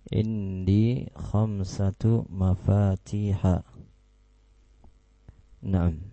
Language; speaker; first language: Arabic; non-native, fluent; Indonesian